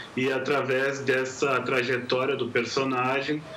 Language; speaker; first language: Portuguese; native; Portuguese